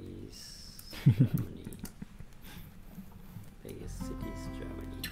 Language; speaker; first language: English; non-native, fluent; German